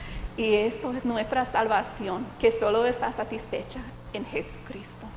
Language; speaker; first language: Spanish; non-native, fluent; English